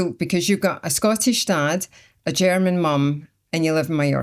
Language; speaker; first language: English; native; English